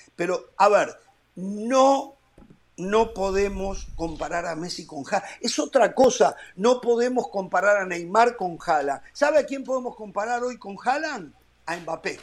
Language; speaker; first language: Spanish; native; Spanish